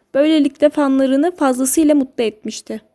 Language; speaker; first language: Turkish; native; Turkish